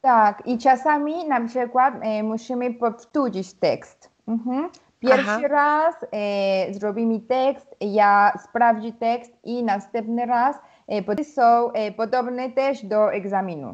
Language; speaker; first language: Polish; non-native, learner; Spanish